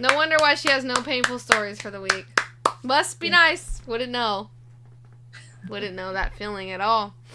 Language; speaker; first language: English; native; English